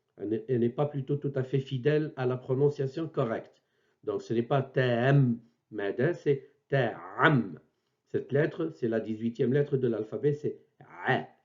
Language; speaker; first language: French; non-native, local second language; Arabic